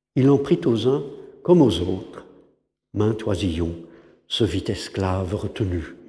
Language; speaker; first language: French; non-native, fluent; English